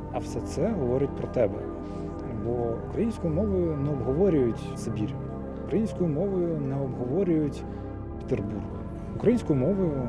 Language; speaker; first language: Ukrainian; non-native, local second language; Crimean Tatar